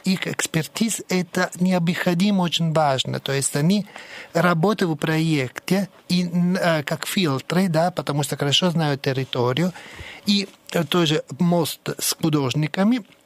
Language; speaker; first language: Russian; non-native, fluent; Italian